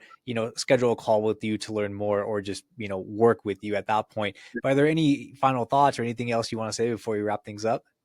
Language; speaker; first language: English; native; English